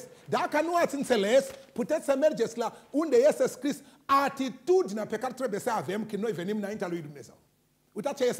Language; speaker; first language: Romanian; non-native, learner; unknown